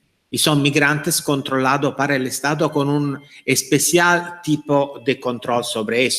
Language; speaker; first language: Spanish; non-native, fluent; Italian